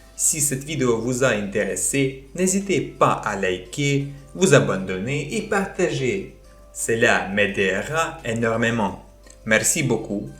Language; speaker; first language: French; non-native, fluent; Ukrainian